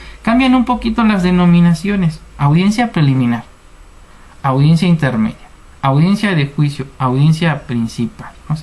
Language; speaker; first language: Spanish; native; Spanish